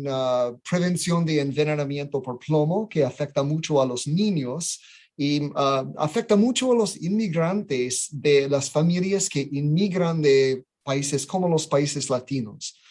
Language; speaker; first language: Spanish; non-native, fluent; English